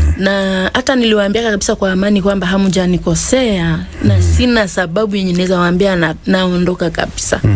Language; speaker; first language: Swahili; non-native, local second language; Lingala